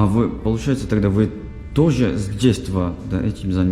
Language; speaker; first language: Russian; non-native, fluent; Korean